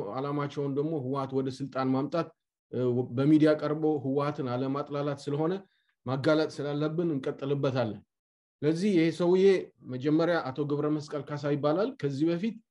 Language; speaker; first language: Amharic; non-native, local second language; Tigrinya